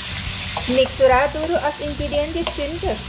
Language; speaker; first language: Portuguese; non-native, learner; Thai